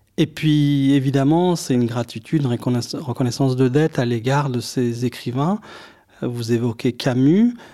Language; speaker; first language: French; early bilingual, other home language; Arabic